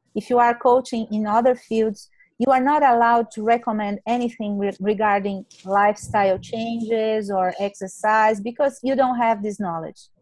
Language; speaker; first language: English; non-native, fluent; Portuguese